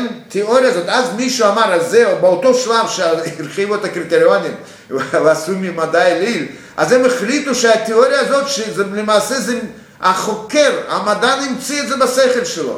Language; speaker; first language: Hebrew; non-native, fluent; Russian